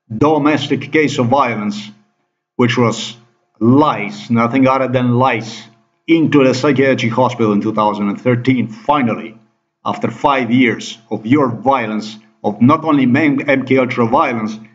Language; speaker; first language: English; non-native, fluent; Slovenian